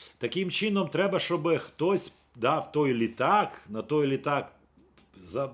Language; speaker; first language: Ukrainian; native; Ukrainian